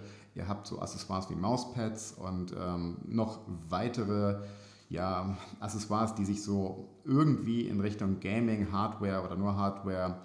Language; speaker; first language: German; native; German